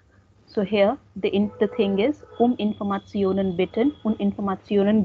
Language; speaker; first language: German; non-native, fluent; Hindi